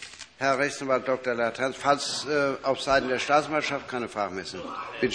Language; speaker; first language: German; native; German